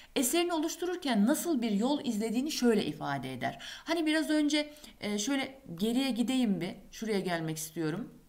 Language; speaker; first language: Turkish; native; Turkish